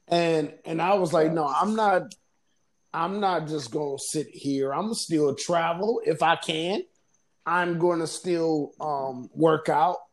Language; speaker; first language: English; native; English